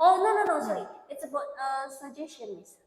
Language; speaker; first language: English; non-native, learner; Indonesian